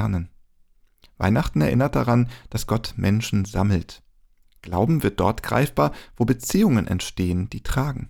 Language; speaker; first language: German; native; German